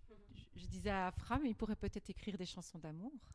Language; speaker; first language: French; native; French